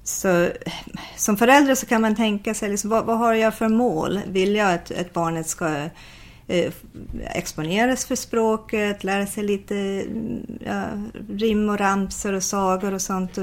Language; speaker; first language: Swedish; non-native, fluent; English